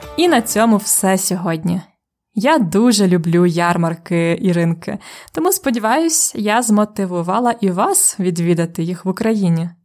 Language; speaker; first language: Ukrainian; native; Ukrainian